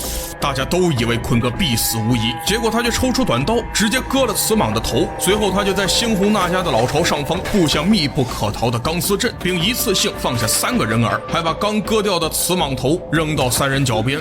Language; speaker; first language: Chinese; native; Chinese